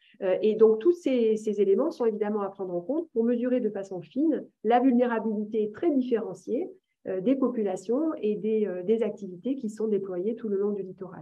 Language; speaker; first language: French; native; French